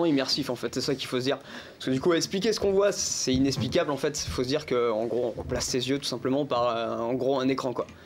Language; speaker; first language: French; native; French